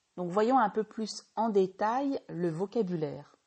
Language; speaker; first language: French; native; French